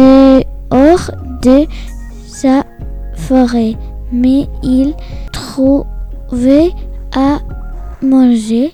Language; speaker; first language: French; non-native, learner; Spanish